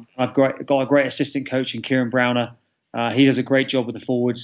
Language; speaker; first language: English; native; English